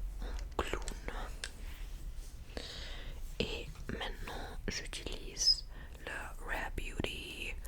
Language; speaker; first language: French; non-native, fluent; English